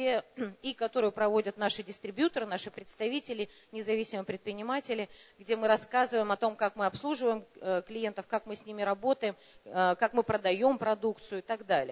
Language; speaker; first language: Russian; native; Russian